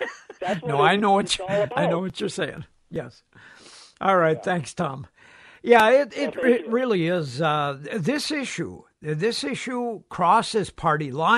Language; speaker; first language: English; native; English